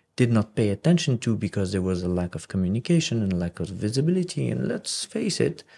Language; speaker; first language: English; non-native, fluent; Arabic